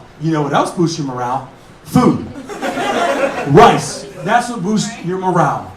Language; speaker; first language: English; native; English